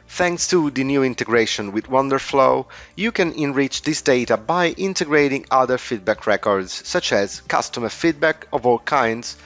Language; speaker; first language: English; non-native, fluent; Italian